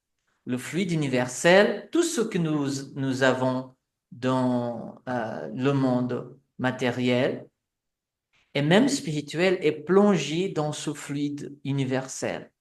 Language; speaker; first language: French; non-native, fluent; Portuguese